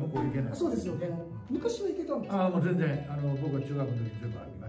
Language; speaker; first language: Japanese; native; Japanese